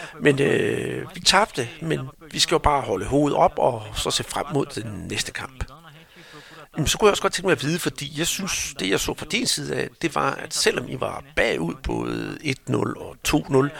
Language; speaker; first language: Danish; native; Danish